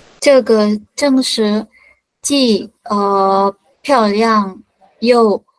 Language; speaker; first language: Chinese; non-native, learner; Indonesian